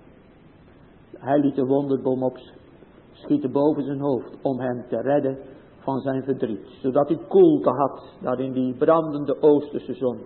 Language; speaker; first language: Dutch; native; Dutch